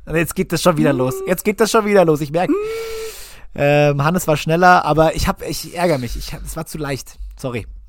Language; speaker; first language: German; native; German